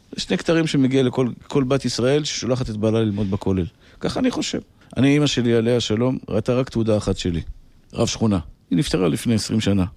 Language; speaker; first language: Hebrew; native; Hebrew